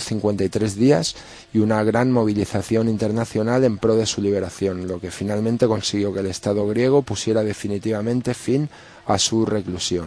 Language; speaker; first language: Spanish; native; Spanish